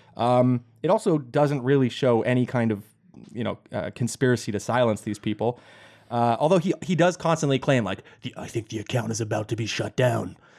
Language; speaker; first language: English; native; English